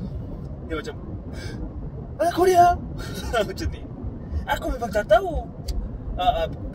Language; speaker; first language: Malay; non-native, fluent; Korean